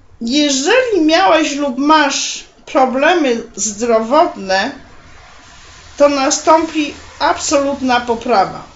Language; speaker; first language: Polish; native; Polish